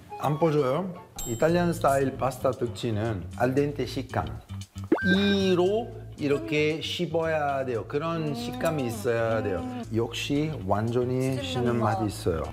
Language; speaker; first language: Korean; non-native, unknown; Italian